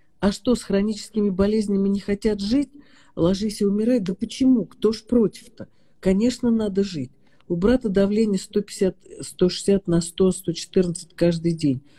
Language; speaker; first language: Russian; native; Russian